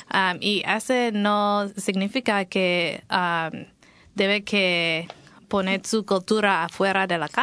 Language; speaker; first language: Spanish; non-native, fluent; English